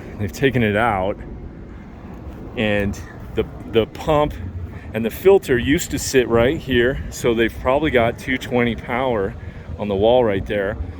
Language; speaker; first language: English; native; English